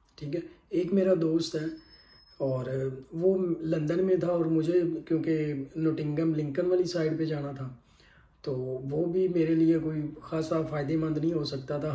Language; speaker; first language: Urdu; non-native, local second language; Punjabi